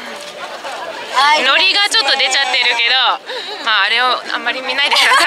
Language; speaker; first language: Japanese; non-native, fluent; English